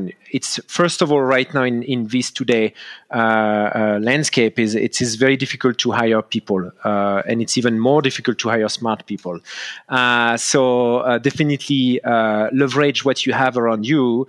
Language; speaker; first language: English; non-native, fluent; French